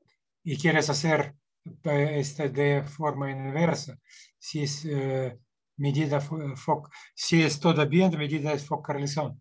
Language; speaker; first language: Spanish; non-native, fluent; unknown